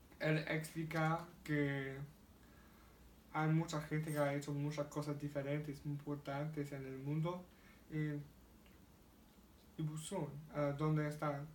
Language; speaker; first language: Spanish; non-native, learner; English